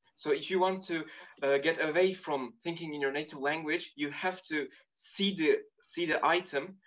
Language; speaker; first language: English; non-native, fluent; Turkish